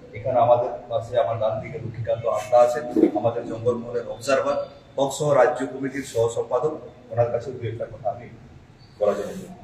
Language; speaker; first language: Bangla; non-native, local second language; Santali